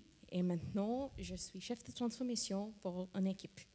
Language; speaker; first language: French; non-native, fluent; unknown